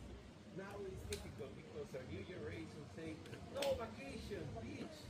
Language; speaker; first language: English; non-native, learner; Spanish